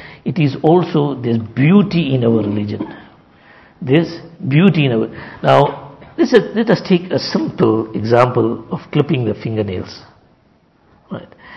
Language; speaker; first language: English; native; English